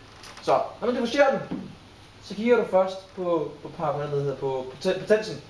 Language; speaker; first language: Danish; native; Danish